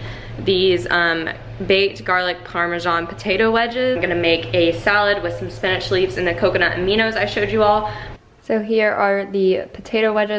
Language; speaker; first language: English; native; English